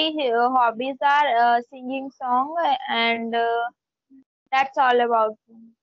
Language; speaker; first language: English; non-native, learner; Hindi